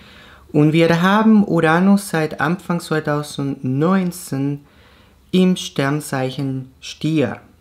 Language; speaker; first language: German; non-native, fluent; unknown